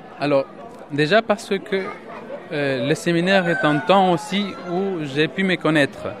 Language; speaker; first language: French; non-native, fluent; Spanish